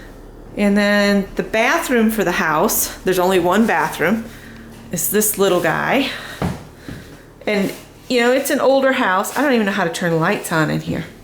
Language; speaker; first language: English; native; English